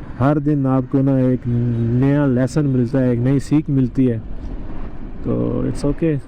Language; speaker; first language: Urdu; native; Urdu